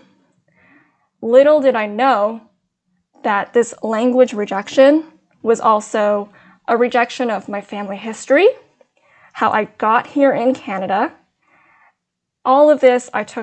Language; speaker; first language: English; early bilingual, other home language; Min Nan Chinese